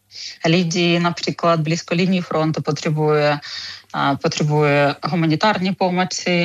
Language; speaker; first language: Czech; non-native, fluent; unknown